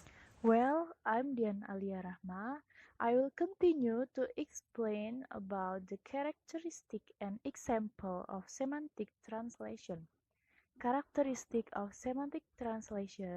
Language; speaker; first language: English; non-native, learner; Indonesian